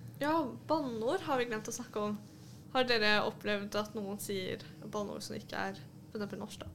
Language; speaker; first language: Norwegian; native; Norwegian